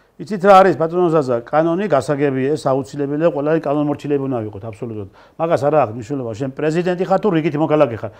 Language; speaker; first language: Georgian; native; Georgian